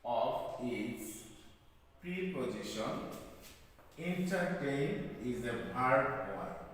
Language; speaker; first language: English; non-native, local second language; Bangla